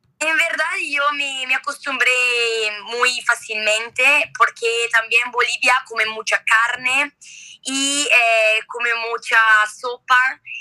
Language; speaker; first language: Spanish; non-native, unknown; Italian